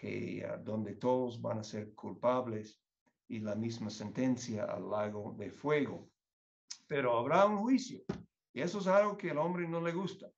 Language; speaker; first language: Spanish; non-native, fluent; English